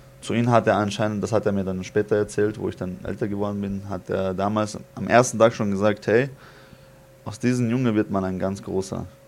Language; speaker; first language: German; early bilingual, other home language; Chechen